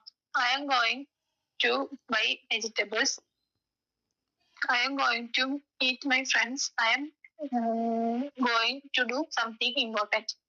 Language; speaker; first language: English; non-native, learner; Malayalam